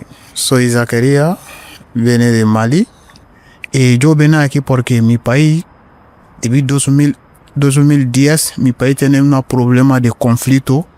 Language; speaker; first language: Spanish; non-native, learner; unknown